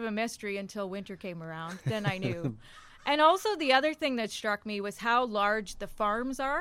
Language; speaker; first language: English; native; English